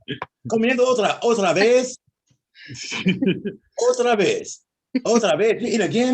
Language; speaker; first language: Spanish; non-native, learner; English